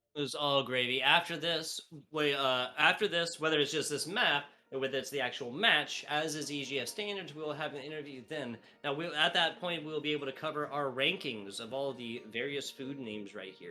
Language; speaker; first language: English; native; English